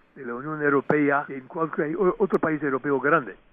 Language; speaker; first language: Spanish; non-native, fluent; English